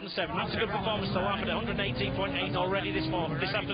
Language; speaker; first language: English; native; English